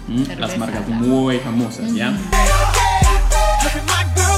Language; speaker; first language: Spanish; non-native, learner; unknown